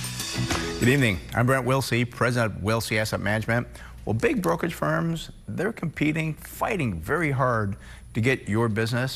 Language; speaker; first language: English; native; English